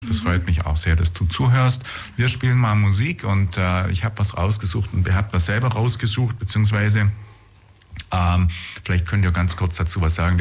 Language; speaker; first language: German; native; German